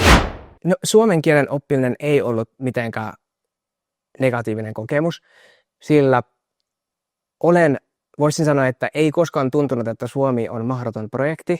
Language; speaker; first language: Finnish; non-native, fluent; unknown